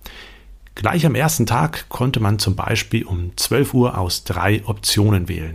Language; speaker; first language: German; native; German